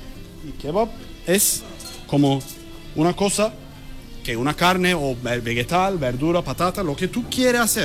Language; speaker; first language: Spanish; non-native, learner; Turkish